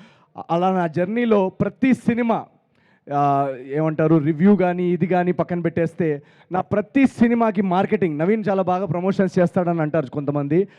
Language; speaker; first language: Telugu; native; Telugu